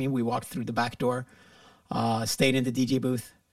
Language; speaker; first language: English; non-native, fluent; Swedish